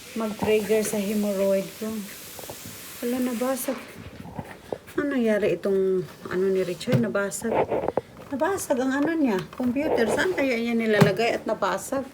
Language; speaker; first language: Filipino; non-native, local second language; Cebuano